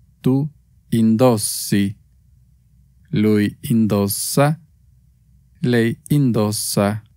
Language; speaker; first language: Italian; non-native, fluent; Spanish